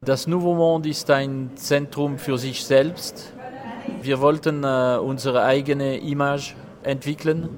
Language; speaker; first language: German; non-native, local second language; French